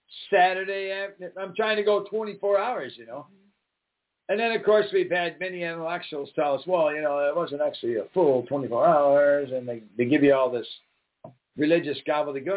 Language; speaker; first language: English; native; English